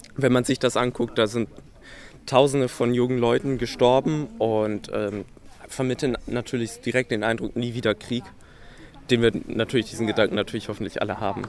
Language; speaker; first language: German; native; German